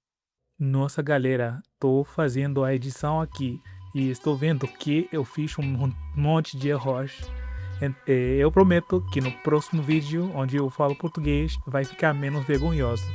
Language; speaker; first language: Portuguese; non-native, learner; English